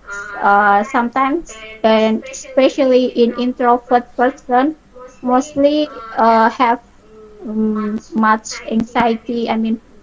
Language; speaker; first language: English; non-native, learner; Indonesian